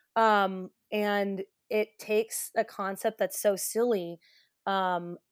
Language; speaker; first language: English; native; English